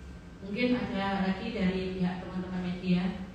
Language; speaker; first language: Indonesian; native; Indonesian